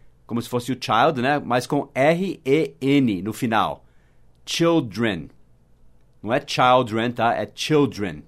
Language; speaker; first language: Portuguese; non-native, fluent; English